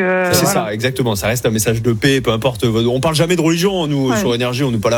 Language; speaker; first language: French; native; French